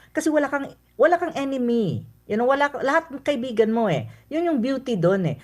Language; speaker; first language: Filipino; non-native, local second language; Cebuano